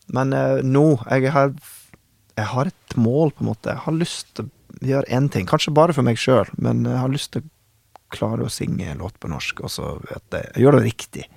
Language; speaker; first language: Norwegian; non-native, fluent; English